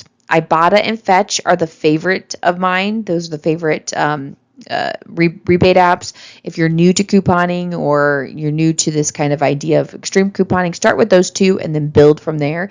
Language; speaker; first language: English; native; English